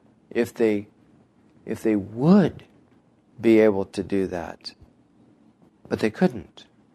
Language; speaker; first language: English; native; English